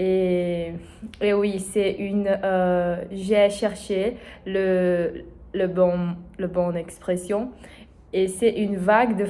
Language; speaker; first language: French; non-native, learner; Portuguese